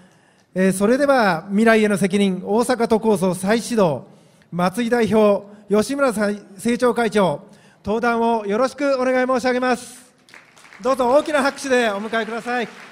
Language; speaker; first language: Japanese; native; Japanese